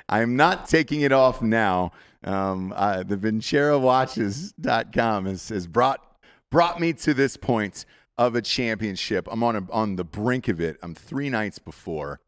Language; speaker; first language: English; native; English